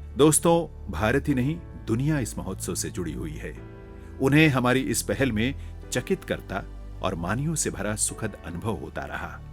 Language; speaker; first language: Hindi; native; Hindi